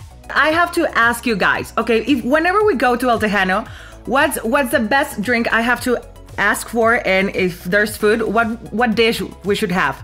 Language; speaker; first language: English; non-native, fluent; Spanish